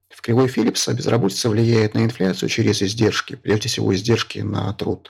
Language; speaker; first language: Russian; native; Russian